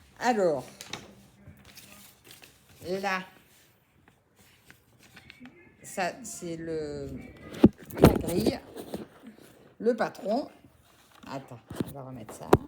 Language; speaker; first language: French; native; French